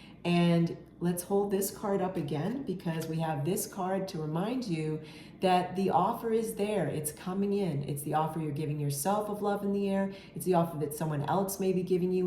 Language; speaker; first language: English; native; English